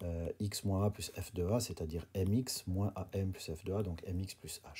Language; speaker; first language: French; native; French